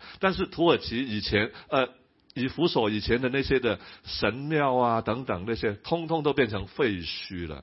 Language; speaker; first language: Chinese; non-native, local second language; Cantonese